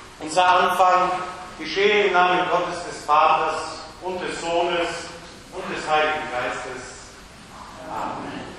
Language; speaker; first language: German; native; German